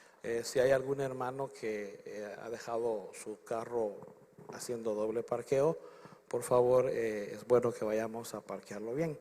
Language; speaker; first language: Spanish; native; Spanish